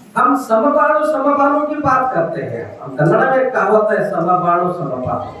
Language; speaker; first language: Hindi; non-native, local second language; Marathi